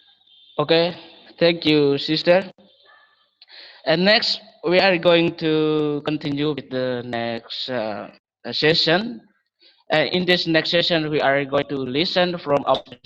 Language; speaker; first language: English; non-native, learner; Indonesian